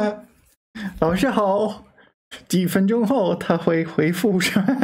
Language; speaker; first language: Chinese; non-native, learner; English